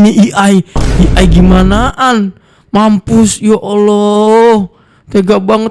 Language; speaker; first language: Indonesian; native; Indonesian